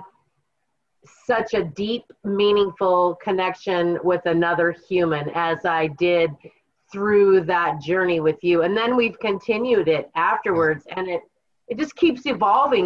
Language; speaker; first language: English; native; English